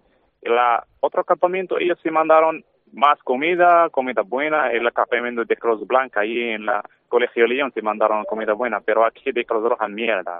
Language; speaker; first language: Spanish; non-native, learner; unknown